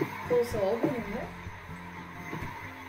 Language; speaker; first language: Korean; non-native, learner; Indonesian